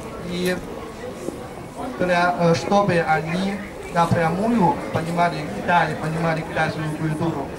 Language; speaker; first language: Russian; non-native, fluent; Chinese